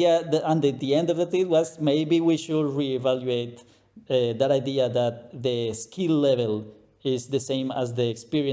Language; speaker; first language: English; non-native, fluent; Spanish